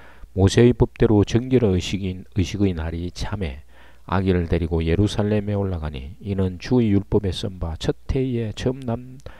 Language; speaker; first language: Korean; native; Korean